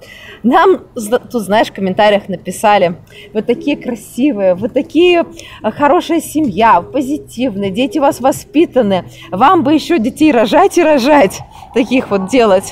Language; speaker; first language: Russian; native; Russian